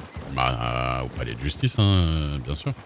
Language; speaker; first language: French; native; French